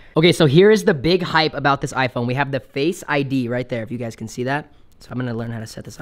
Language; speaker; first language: English; native; English